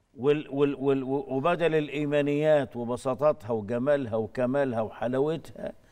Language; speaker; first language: Egyptian Arabic; native; Egyptian Arabic